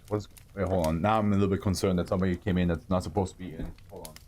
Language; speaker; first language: English; non-native, fluent; German